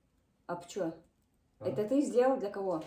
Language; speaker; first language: Russian; native; Russian